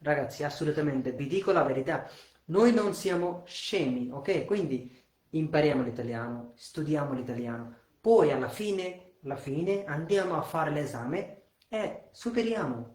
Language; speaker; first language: Italian; non-native, fluent; Bangla